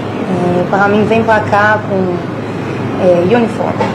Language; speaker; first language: Portuguese; early bilingual, heritage; Hebrew